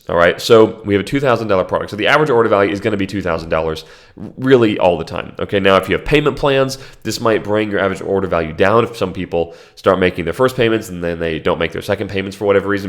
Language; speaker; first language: English; native; English